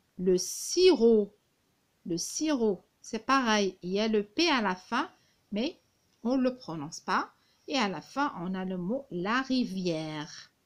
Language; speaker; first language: French; non-native, local second language; Arabic